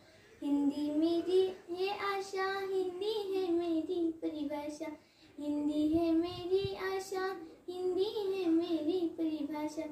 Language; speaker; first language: Hindi; non-native, local second language; Marathi